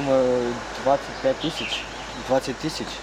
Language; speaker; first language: Russian; early bilingual, heritage; Russian